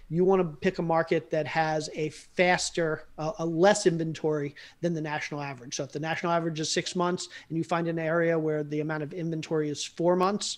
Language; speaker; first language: English; native; English